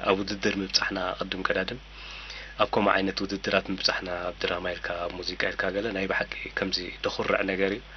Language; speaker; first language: Tigrinya; non-native, local second language; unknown